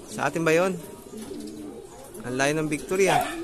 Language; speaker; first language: Filipino; native; Filipino